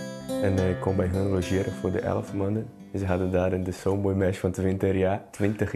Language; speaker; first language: Dutch; non-native, fluent; Portuguese